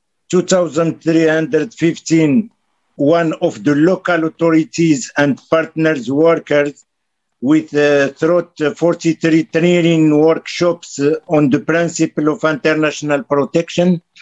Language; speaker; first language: English; non-native, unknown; Arabic